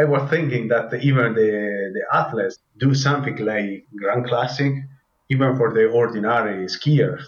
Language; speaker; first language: English; non-native, learner; Italian